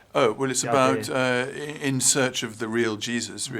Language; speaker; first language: English; native; English